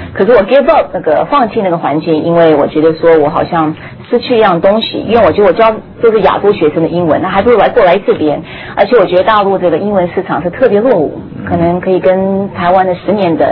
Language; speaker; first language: Chinese; early bilingual, heritage; Chinese